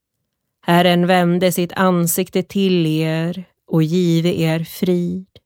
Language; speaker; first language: Swedish; native; Swedish